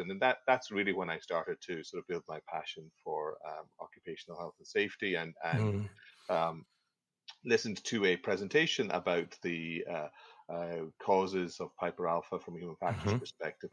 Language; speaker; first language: English; native; English